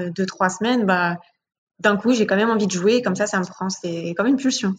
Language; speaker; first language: French; native; French